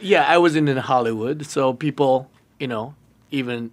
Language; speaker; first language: English; non-native, learner; Japanese